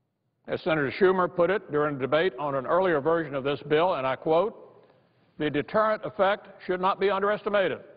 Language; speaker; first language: English; native; English